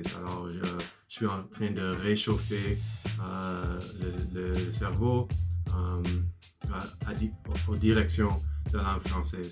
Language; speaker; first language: French; non-native, learner; English